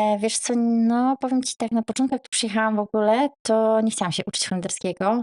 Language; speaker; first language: Polish; native; Polish